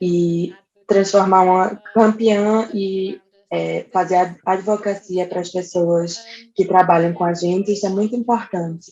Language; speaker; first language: Portuguese; non-native, fluent; English